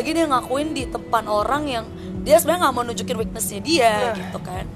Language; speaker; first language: Indonesian; native; Indonesian